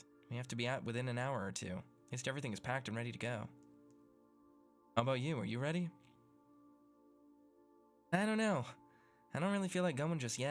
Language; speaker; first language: English; native; English